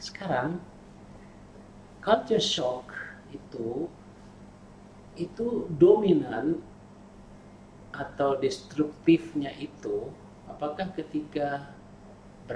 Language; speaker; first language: Indonesian; native; Indonesian